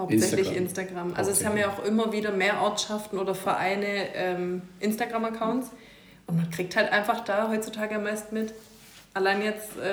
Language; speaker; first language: German; native; German